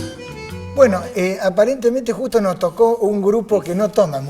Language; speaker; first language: Spanish; native; Spanish